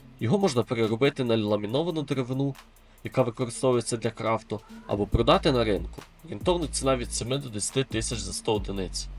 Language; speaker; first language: Ukrainian; native; Ukrainian